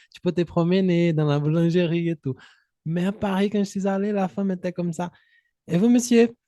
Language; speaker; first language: French; non-native, fluent; Portuguese